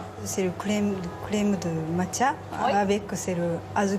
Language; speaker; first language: French; non-native, learner; Japanese